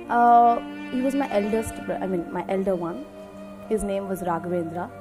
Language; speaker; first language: English; non-native, local second language; Telugu